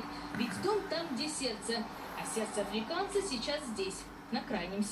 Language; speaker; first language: Russian; native; Russian